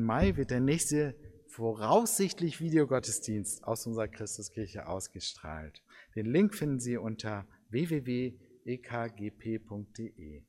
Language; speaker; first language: German; native; German